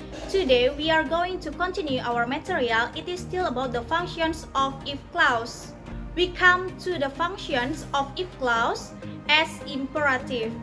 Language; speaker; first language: English; non-native, fluent; Indonesian